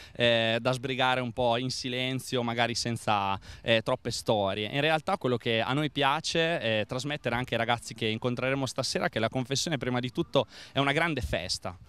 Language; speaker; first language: Italian; non-native, fluent; Portuguese